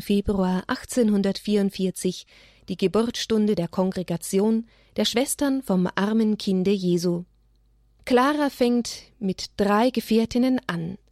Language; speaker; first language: German; native; German